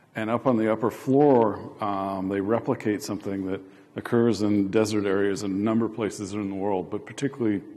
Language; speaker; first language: English; native; English